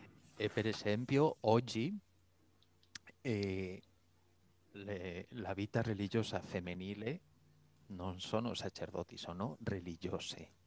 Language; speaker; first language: Italian; non-native, fluent; Spanish